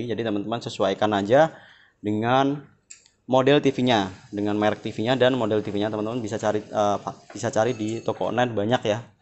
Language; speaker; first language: Indonesian; non-native, local second language; Javanese